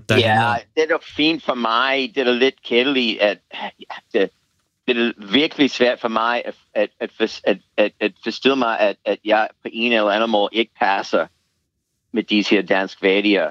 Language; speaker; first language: Danish; non-native, fluent; English